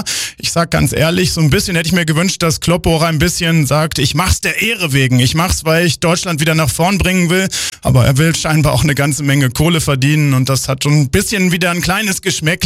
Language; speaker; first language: German; native; German